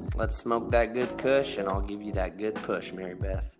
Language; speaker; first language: English; native; English